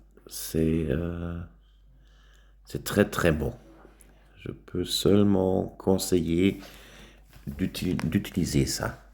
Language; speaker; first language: French; non-native, local second language; German